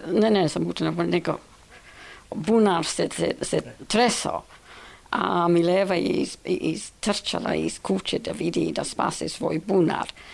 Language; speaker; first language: Serbian; non-native, fluent; English